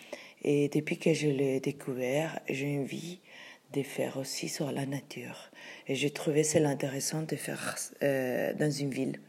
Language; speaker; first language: French; non-native, fluent; Spanish